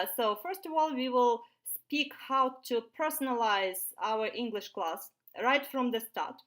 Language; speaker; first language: English; non-native, fluent; Ukrainian